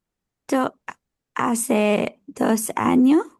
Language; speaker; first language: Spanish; non-native, learner; English